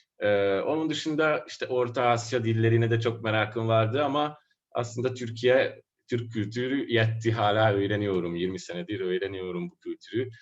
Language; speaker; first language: Turkish; non-native, fluent; Hungarian